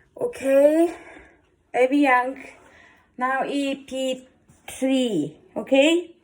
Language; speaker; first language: English; non-native, learner; Thai